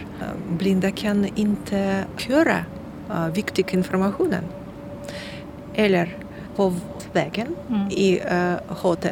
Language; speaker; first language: Swedish; non-native, learner; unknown